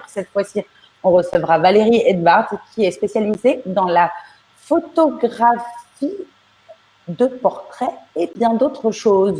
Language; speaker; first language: French; native; French